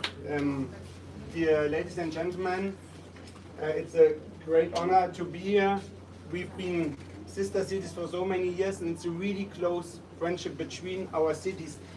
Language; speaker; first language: English; non-native, fluent; German